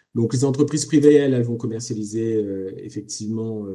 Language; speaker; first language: French; native; French